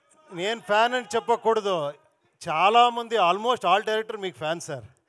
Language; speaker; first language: Telugu; non-native, local second language; Kannada